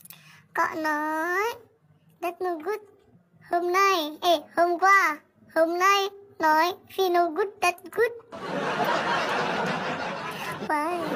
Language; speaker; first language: Vietnamese; non-native, learner; Indonesian